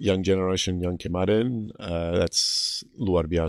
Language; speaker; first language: Indonesian; non-native, fluent; English